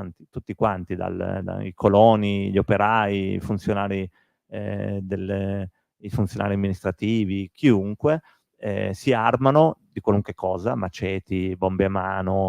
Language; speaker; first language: Italian; native; Italian